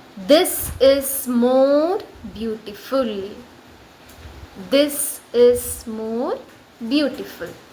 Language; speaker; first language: English; non-native, local second language; Malayalam